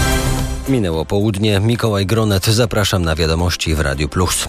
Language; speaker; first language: Polish; native; Polish